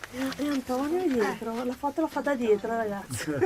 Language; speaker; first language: Italian; native; Italian